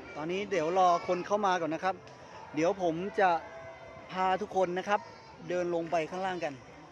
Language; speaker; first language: Thai; non-native, local second language; Lahu